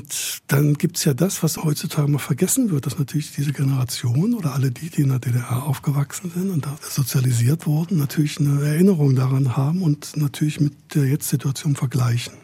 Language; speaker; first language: German; native; German